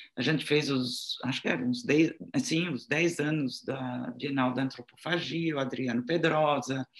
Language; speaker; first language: Portuguese; non-native, fluent; French